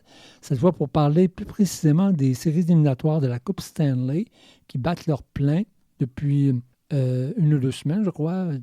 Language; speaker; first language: French; native; French